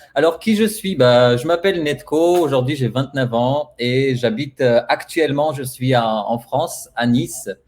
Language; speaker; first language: French; non-native, fluent; Bulgarian